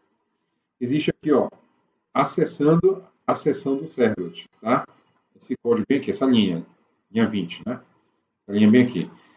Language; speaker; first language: Portuguese; native; Portuguese